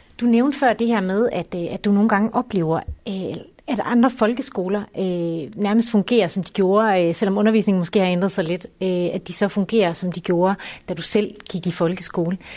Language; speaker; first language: Danish; native; Danish